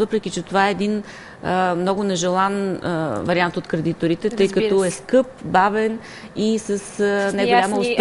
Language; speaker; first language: Bulgarian; native; Bulgarian